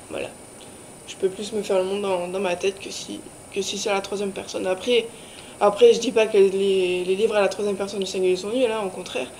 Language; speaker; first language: French; native; French